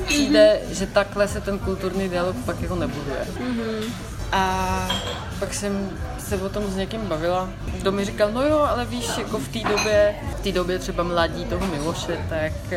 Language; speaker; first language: Czech; early bilingual, heritage; Czech